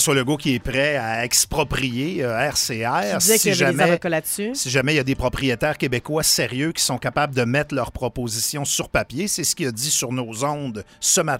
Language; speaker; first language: French; native; French